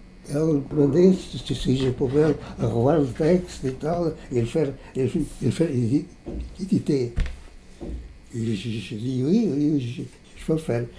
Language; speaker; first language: French; non-native, fluent; Portuguese